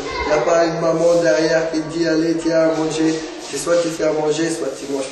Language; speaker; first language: French; non-native, fluent; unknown